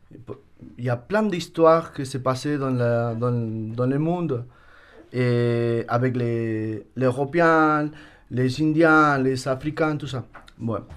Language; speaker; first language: French; non-native, learner; Spanish